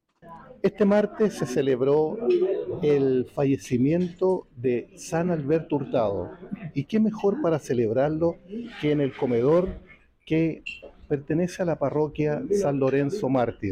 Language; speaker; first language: Spanish; native; Spanish